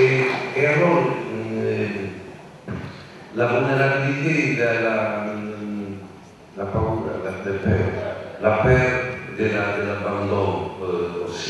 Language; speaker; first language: French; non-native, learner; Italian